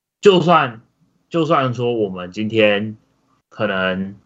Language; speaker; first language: Chinese; native; Chinese